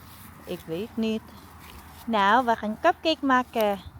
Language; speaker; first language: Dutch; non-native, learner; Filipino